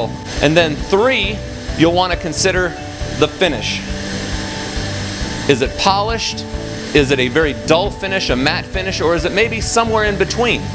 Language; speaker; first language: English; native; English